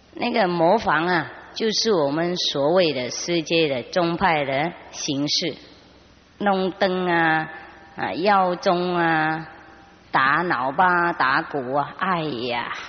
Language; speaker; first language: Chinese; non-native, fluent; Vietnamese